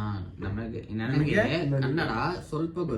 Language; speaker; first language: Kannada; non-native, learner; Tamil